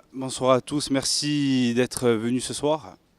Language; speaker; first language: French; native; French